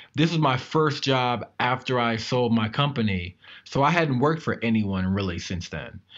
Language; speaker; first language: English; native; English